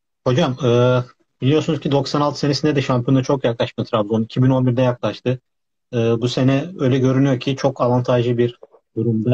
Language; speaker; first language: Turkish; native; Turkish